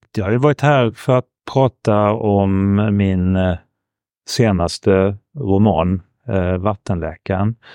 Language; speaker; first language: Swedish; early bilingual, heritage; Swedish